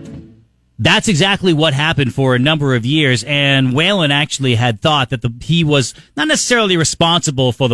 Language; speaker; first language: English; native; English